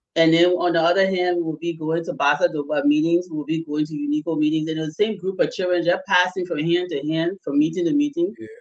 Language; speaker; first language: English; early bilingual, other home language; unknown